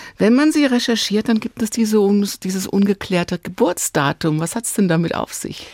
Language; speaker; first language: German; native; German